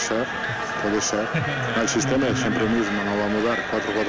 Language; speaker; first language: Portuguese; non-native, fluent; Italian